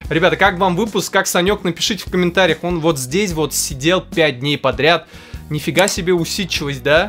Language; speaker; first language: Russian; native; Russian